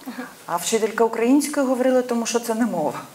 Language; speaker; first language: Ukrainian; non-native, local second language; Russian